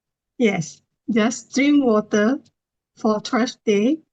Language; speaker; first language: English; non-native, learner; Thai